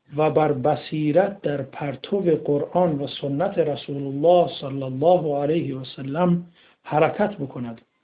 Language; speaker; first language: Persian; native; Persian